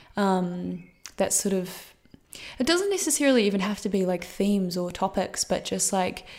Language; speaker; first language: English; native; English